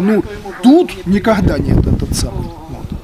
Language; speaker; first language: Russian; native; Russian